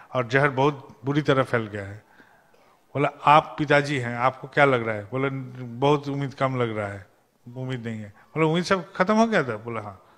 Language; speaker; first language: Hindi; non-native, local second language; Bangla